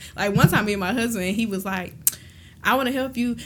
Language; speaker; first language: English; native; English